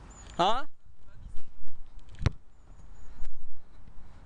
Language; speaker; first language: French; native; French